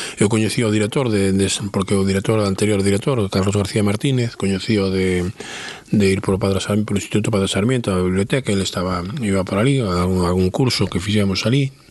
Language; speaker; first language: Galician; non-native, local second language; Spanish